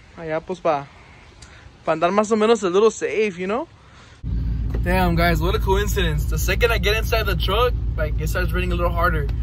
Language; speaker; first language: English; early bilingual, other home language; Spanish